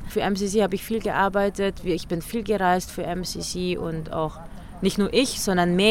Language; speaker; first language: German; early bilingual, other home language; Filipino